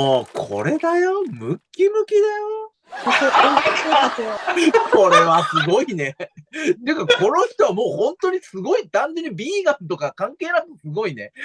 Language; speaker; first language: Japanese; native; Japanese